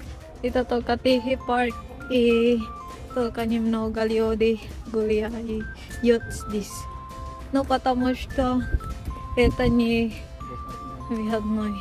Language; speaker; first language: Russian; non-native, learner; Filipino